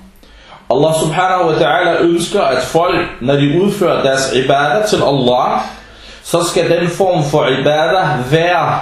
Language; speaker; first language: Danish; non-native, fluent; Arabic